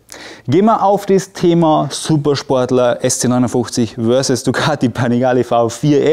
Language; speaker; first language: German; native; German